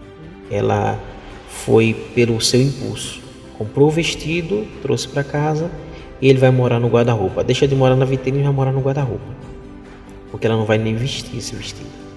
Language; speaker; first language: Portuguese; native; Portuguese